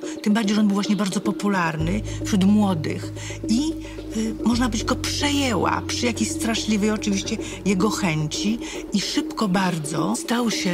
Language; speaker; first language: Polish; native; Polish